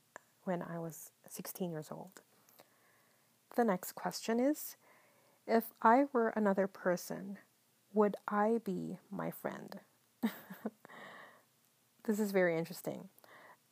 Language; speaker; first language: English; non-native, local second language; Filipino